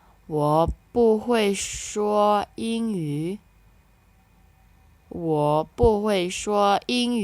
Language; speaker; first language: Chinese; non-native, learner; Indonesian